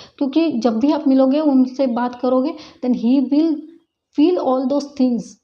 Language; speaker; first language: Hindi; non-native, local second language; Marathi